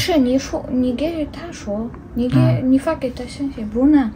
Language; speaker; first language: Chinese; non-native, learner; Ukrainian